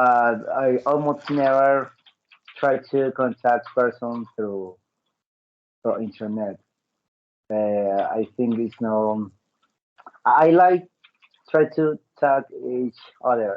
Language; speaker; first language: English; non-native, learner; Spanish